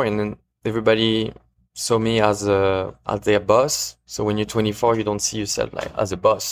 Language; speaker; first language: English; non-native, fluent; French